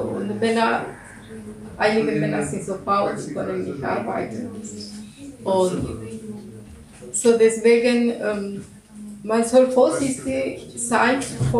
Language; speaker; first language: German; non-native, learner; Russian